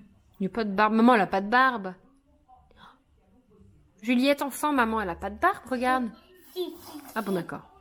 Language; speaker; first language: French; native; French